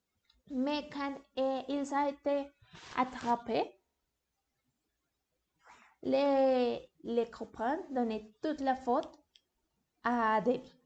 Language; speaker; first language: French; non-native, learner; English